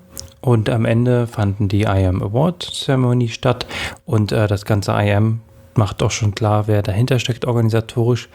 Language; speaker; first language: German; native; German